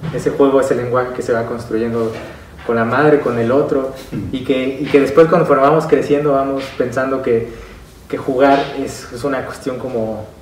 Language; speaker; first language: Spanish; native; Spanish